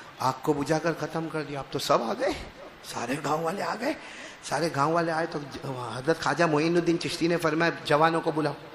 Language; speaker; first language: Urdu; native; Urdu